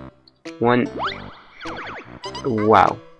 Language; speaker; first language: English; native; English